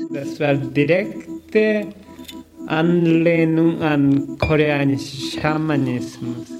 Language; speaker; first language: German; non-native, learner; Korean